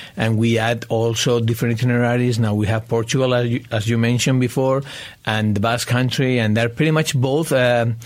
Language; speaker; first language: English; non-native, fluent; Spanish